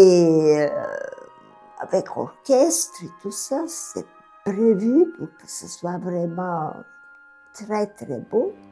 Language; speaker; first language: French; non-native, fluent; Bulgarian